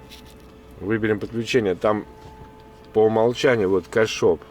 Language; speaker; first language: Russian; native; Russian